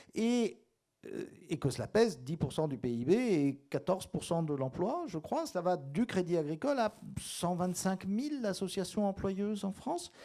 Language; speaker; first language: French; native; French